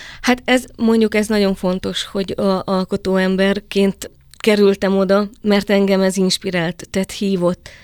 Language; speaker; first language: Hungarian; native; Hungarian